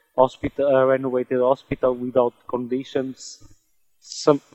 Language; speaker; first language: English; non-native, learner; Portuguese